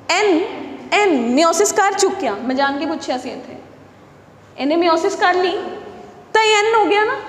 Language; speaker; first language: Hindi; non-native, local second language; Punjabi